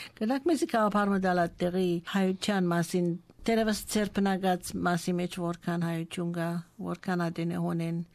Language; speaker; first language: Armenian; native; Armenian